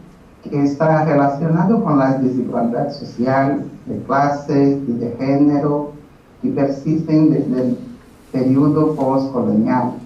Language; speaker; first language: Spanish; non-native, learner; Portuguese